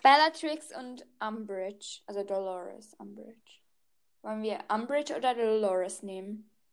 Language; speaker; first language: German; native; German